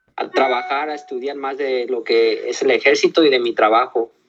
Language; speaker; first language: Spanish; early bilingual, heritage; Spanish